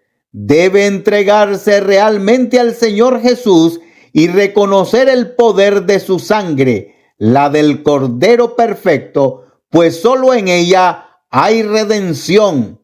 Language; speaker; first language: Spanish; native; Spanish